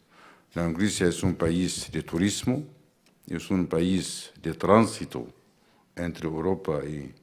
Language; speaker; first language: Spanish; non-native, fluent; Arabic